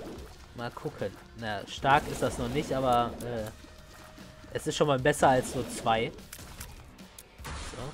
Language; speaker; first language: German; native; German